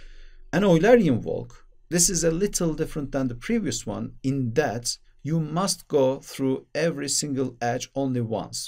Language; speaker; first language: English; non-native, fluent; Turkish